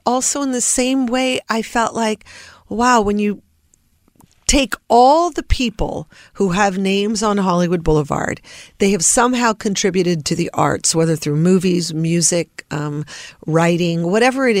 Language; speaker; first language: English; native; English